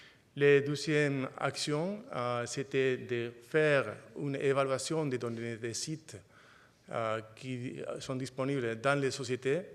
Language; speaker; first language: French; non-native, fluent; Spanish